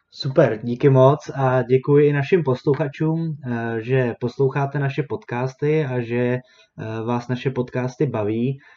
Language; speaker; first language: Czech; native; Czech